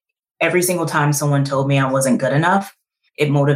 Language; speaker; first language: English; native; English